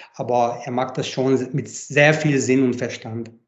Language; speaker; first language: German; non-native, fluent; Hungarian